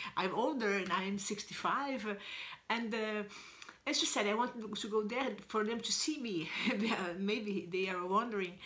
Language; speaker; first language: English; non-native, fluent; Portuguese